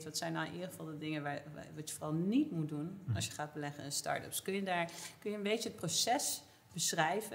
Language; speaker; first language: Dutch; native; Dutch